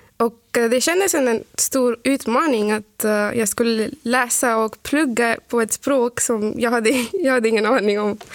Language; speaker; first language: Swedish; non-native, fluent; Urdu